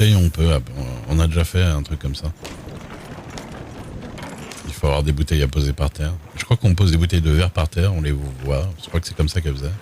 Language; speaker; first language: French; native; French